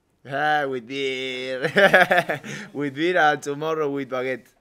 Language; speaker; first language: English; non-native, learner; Spanish